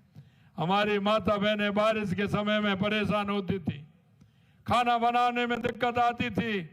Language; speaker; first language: Hindi; native; Hindi